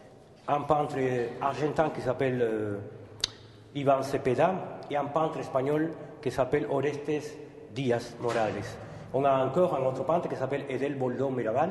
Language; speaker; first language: French; non-native, fluent; Spanish